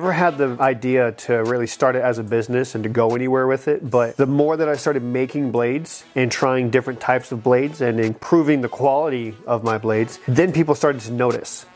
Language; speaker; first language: English; native; English